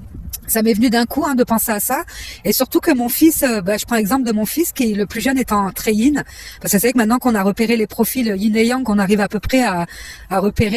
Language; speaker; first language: French; native; French